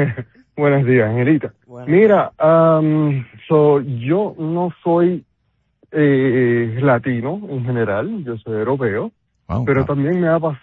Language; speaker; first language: Spanish; non-native, fluent; Papiamento